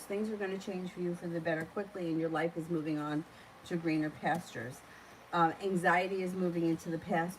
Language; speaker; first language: English; native; English